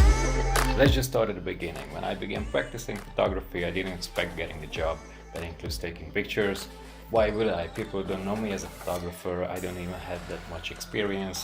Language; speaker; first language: English; non-native, fluent; Hungarian